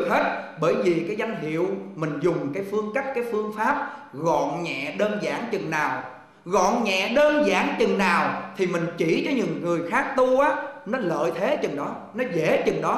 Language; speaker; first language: Vietnamese; native; Vietnamese